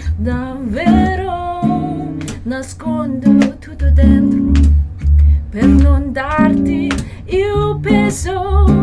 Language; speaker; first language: Italian; non-native, fluent; Chinese